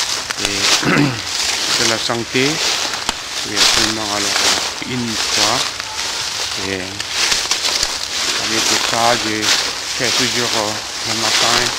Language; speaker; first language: French; non-native, fluent; Korean